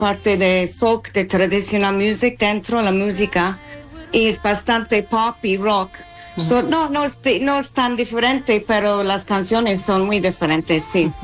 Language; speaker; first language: Spanish; non-native, local second language; English